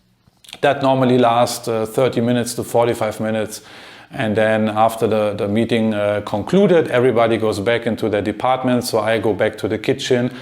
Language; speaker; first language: English; non-native, fluent; German